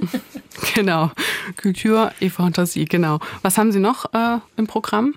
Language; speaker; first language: German; native; German